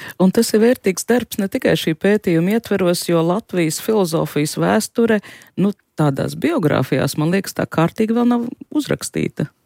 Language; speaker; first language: Latvian; native; Latvian